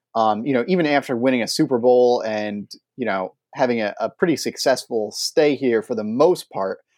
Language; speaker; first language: English; native; English